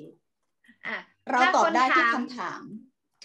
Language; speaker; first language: Thai; native; Thai